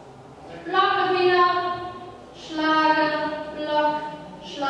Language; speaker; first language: German; native; German